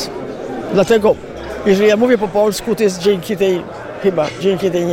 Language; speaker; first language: Polish; early bilingual, heritage; Italian